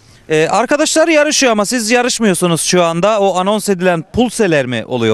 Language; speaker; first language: Turkish; native; Turkish